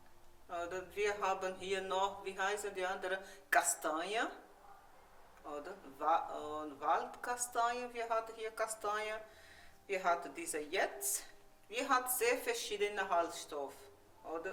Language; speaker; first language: German; non-native, learner; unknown